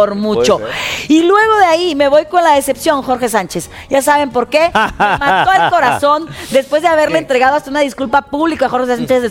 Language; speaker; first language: Spanish; native; Spanish